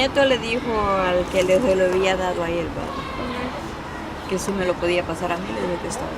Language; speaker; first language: Spanish; native; Spanish